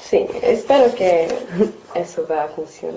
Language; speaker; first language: Spanish; non-native, learner; English